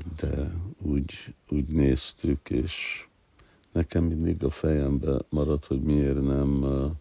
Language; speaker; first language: Hungarian; early bilingual, heritage; Hungarian